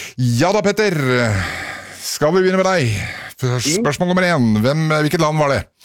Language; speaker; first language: Norwegian; native; Norwegian